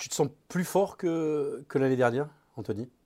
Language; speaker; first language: French; native; French